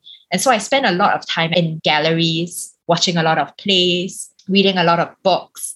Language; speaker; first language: English; native; English